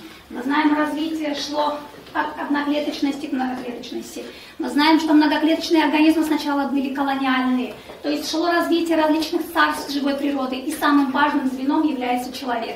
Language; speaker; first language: Russian; native; Russian